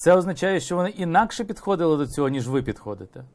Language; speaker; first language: Ukrainian; native; Ukrainian